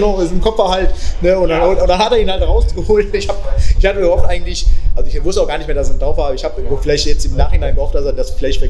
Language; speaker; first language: German; native; German